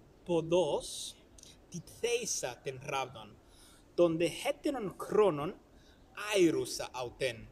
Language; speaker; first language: Greek; non-native, fluent; Spanish